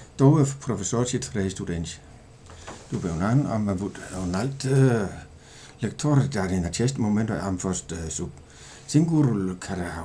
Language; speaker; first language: Romanian; non-native, fluent; Danish